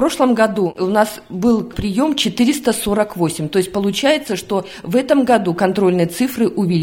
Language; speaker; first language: Russian; native; Russian